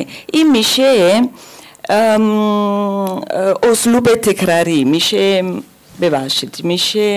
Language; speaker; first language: Persian; non-native, learner; German